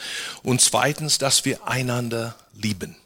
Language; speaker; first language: German; non-native, fluent; English